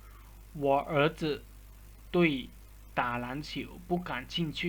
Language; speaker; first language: Chinese; non-native, fluent; Lao